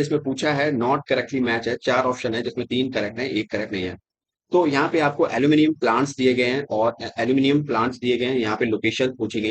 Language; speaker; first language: Hindi; native; Hindi